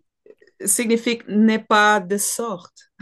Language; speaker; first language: French; non-native, learner; Portuguese